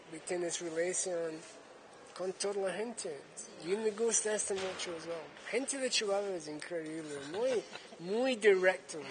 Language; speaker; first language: Spanish; non-native, learner; English